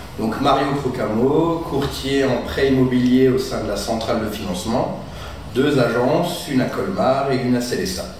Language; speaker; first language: French; native; French